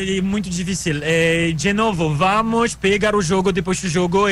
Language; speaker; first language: Portuguese; non-native, learner; French